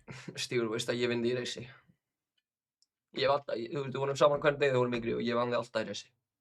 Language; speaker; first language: Icelandic; native; Icelandic